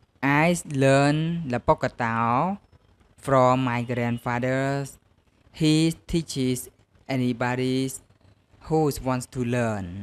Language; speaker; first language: English; non-native, learner; Khmer